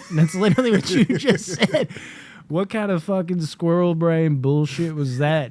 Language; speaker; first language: English; native; English